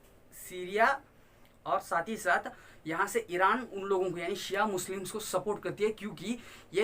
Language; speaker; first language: Hindi; non-native, local second language; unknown